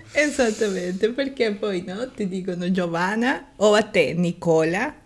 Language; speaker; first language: Italian; non-native, fluent; Spanish